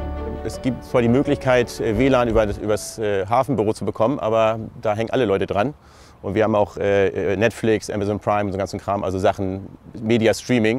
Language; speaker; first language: German; native; German